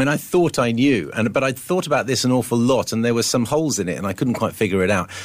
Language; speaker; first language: English; native; English